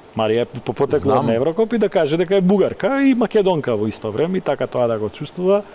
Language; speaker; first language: Macedonian; native; Macedonian